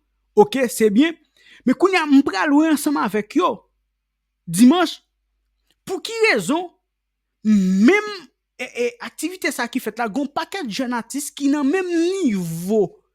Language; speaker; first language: Haitian Creole; native; Haitian Creole